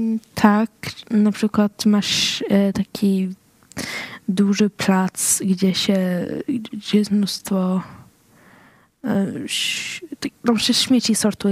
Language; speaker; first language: Polish; early bilingual, heritage; Swedish